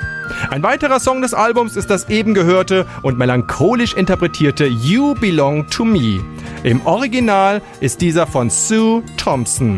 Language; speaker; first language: German; native; German